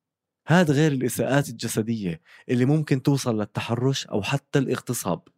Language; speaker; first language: Arabic; native; Arabic